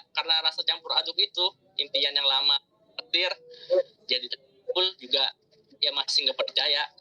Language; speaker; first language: Indonesian; native; Indonesian